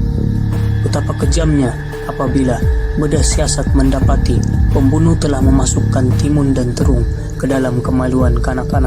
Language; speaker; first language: Malay; native; Malay